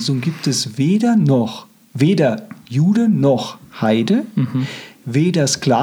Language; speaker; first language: German; native; German